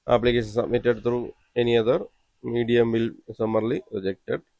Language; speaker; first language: English; non-native, local second language; Malayalam